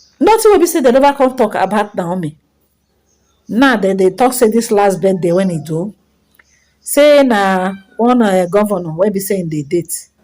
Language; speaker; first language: Nigerian Pidgin; native; Nigerian Pidgin